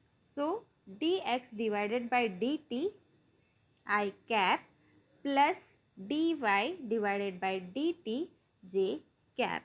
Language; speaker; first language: English; non-native, local second language; Marathi